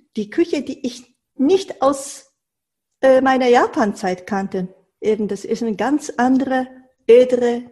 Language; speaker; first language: German; non-native, fluent; Japanese